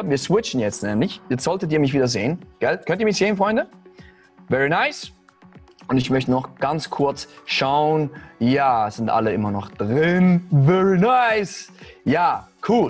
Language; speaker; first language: German; native; German